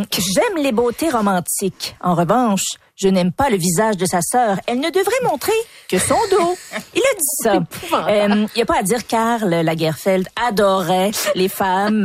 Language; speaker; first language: French; native; French